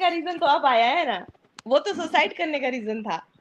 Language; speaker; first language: Hindi; native; Hindi